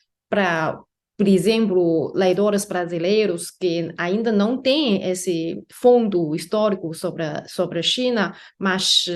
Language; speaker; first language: Portuguese; non-native, fluent; Chinese